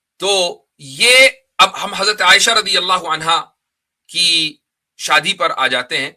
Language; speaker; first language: Urdu; native; Urdu